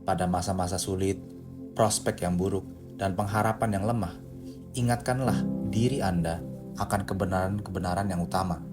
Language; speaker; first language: Indonesian; native; Indonesian